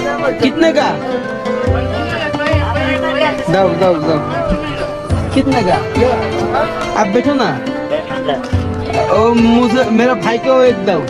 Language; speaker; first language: Hindi; non-native, learner; Bangla